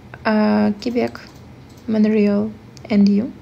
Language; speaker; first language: English; non-native, learner; Ukrainian